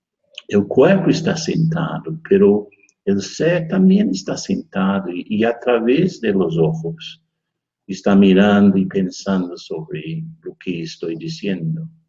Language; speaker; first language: Spanish; non-native, fluent; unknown